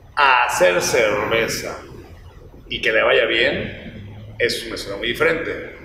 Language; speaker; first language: Spanish; native; Spanish